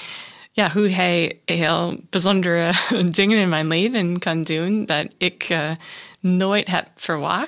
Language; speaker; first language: Dutch; non-native, learner; English